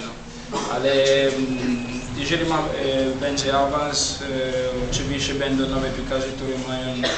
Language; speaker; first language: Polish; non-native, learner; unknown